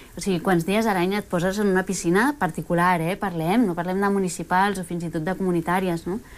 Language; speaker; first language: Catalan; early bilingual, other home language; Spanish